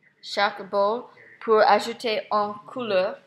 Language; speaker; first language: French; non-native, learner; English